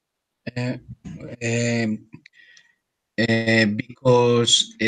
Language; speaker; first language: English; non-native, learner; Spanish